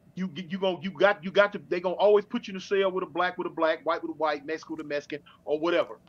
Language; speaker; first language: English; native; English